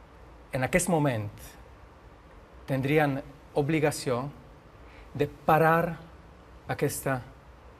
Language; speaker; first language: Catalan; non-native, learner; Polish